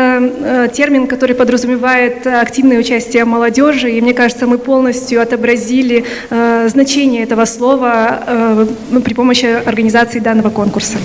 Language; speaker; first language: Russian; native; Russian